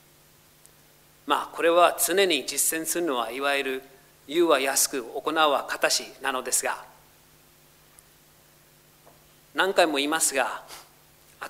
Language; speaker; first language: Japanese; non-native, fluent; English